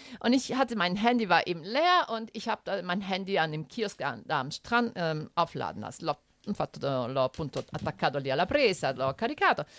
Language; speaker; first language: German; early bilingual, other home language; Italian